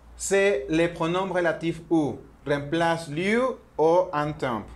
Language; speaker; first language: French; non-native, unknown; Spanish